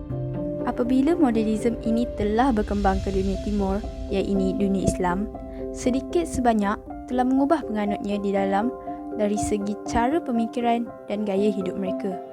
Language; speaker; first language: Malay; native; Malay